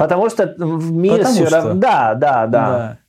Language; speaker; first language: Russian; non-native, learner; Italian